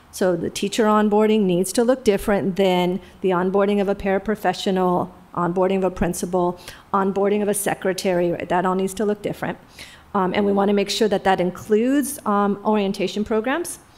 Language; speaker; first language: English; native; English